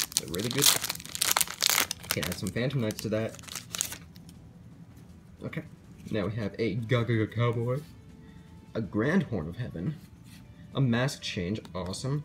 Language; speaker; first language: English; native; English